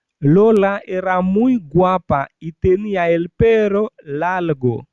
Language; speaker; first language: Spanish; non-native, fluent; Haitian Creole